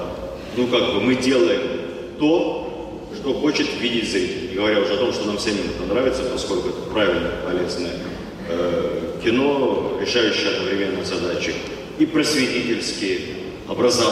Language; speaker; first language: Russian; native; Russian